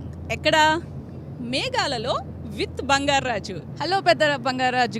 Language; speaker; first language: Telugu; native; Telugu